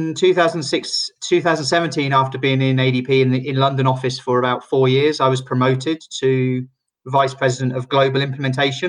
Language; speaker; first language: English; native; English